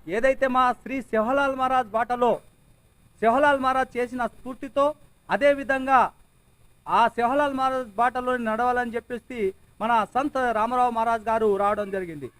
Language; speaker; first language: Telugu; non-native, local second language; Lambadi